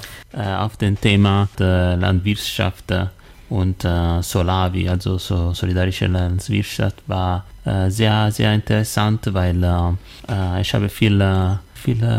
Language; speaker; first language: German; non-native, learner; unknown